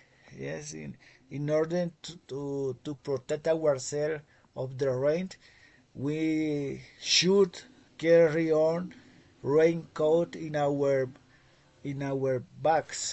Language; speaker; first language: English; non-native, fluent; Spanish